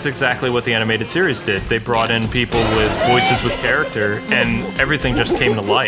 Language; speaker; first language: English; native; English